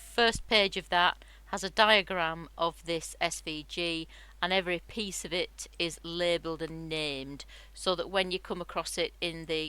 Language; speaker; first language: English; native; English